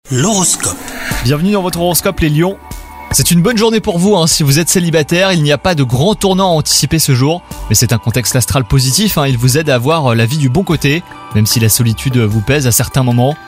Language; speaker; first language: French; native; French